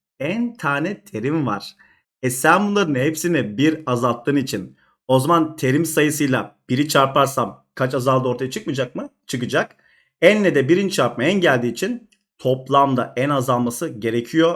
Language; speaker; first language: Turkish; native; Turkish